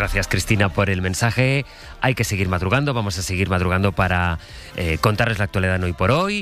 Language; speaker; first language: Spanish; native; Spanish